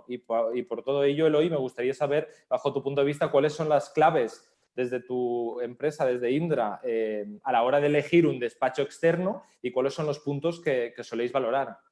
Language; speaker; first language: Spanish; native; Spanish